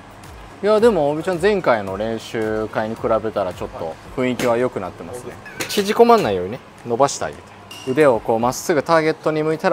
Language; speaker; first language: Japanese; native; Japanese